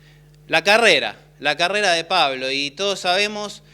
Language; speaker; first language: Spanish; native; Spanish